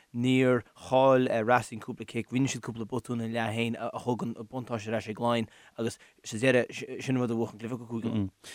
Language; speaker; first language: Irish; non-native, local second language; English